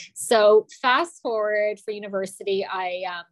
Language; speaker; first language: English; native; English